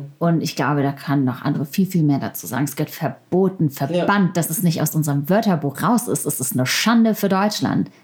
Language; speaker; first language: German; early bilingual, other home language; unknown